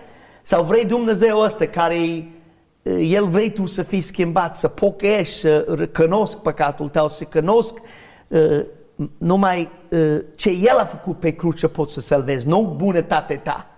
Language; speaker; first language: Romanian; non-native, learner; English